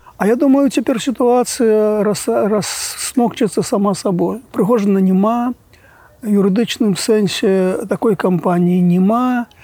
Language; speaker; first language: Belarusian; native; Belarusian